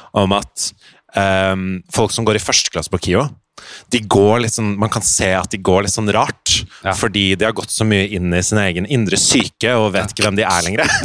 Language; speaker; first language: Norwegian; native; Norwegian